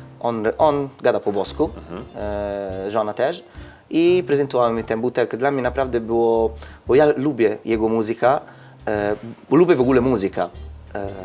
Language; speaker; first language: Polish; non-native, learner; Italian